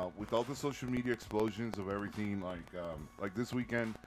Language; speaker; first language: English; early bilingual, other home language; Spanish